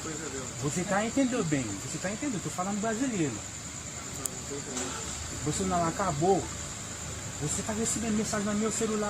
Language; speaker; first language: Portuguese; non-native, learner; Haitian Creole